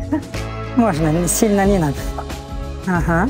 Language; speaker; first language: Russian; non-native, local second language; Turkish